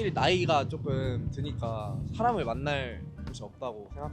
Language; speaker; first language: Korean; native; Korean